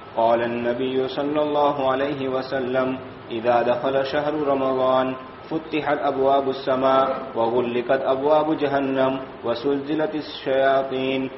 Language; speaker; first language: Urdu; native; Urdu